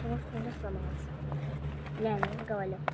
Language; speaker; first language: Russian; native; Russian